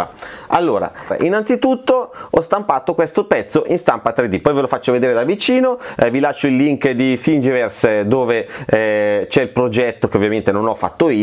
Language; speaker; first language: Italian; native; Italian